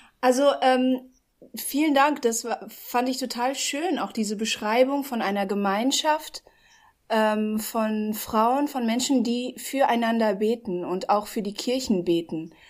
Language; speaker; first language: German; native; German